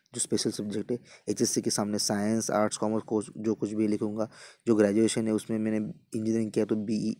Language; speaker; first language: Hindi; non-native, local second language; Marathi